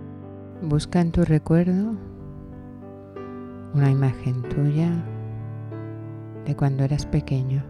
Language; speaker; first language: Spanish; native; Spanish